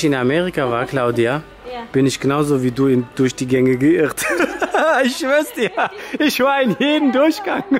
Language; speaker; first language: German; native; German